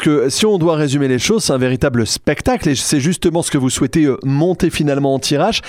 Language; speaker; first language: French; native; French